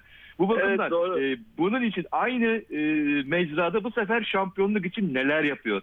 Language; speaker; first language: Turkish; native; Turkish